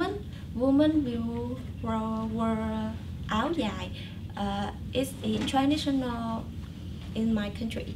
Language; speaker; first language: English; non-native, learner; Vietnamese